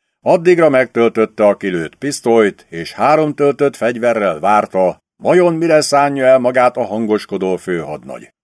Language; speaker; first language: Hungarian; native; Hungarian